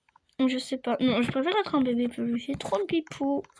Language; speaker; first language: French; native; French